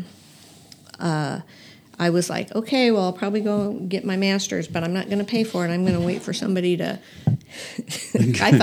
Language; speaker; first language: English; native; English